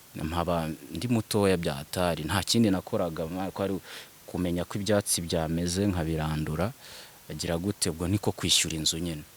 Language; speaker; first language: Kinyarwanda; early bilingual, other home language; Swahili